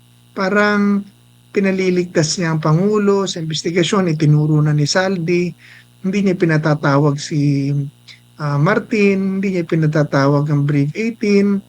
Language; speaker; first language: Filipino; native; Filipino